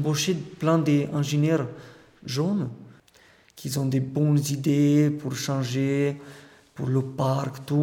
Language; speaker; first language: French; non-native, fluent; Romanian